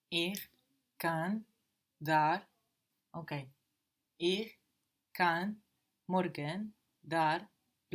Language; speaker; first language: German; non-native, learner; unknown